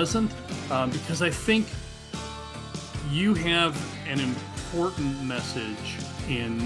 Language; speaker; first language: English; native; English